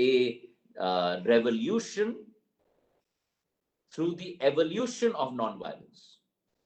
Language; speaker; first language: English; non-native, local second language; Hindi